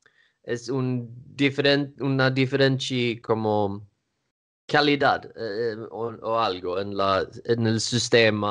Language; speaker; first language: Spanish; non-native, learner; Swedish